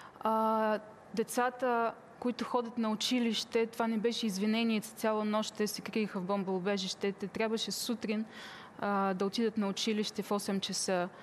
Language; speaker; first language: Bulgarian; early bilingual, heritage; Bulgarian